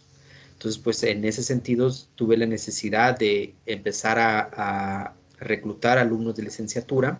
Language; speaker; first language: Spanish; native; Spanish